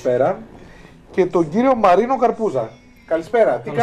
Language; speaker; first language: Greek; native; Greek